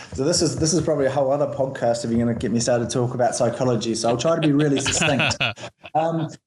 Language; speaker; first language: English; native; English